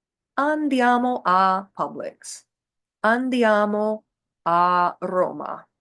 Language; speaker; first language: Italian; non-native, fluent; English